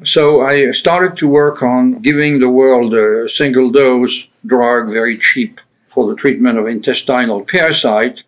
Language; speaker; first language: English; non-native, fluent; French